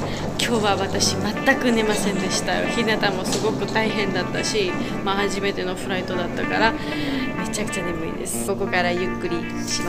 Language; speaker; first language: Japanese; non-native, learner; Georgian